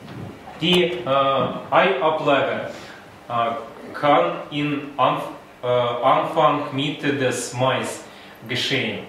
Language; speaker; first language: German; non-native, learner; Russian